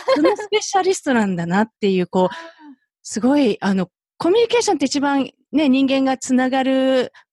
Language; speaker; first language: Japanese; native; Japanese